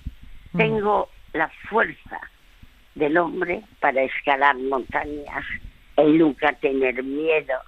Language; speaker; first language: Spanish; early bilingual, other home language; French